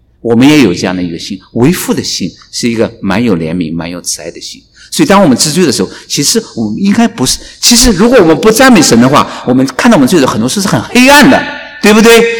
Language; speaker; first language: Chinese; native; Chinese